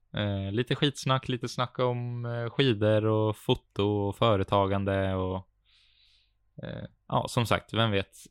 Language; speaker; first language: Swedish; native; Swedish